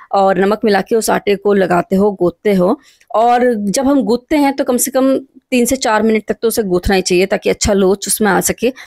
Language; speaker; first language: Hindi; native; Hindi